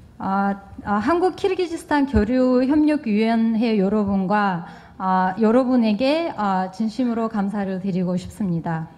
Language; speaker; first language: Korean; non-native, fluent; Kyrgyz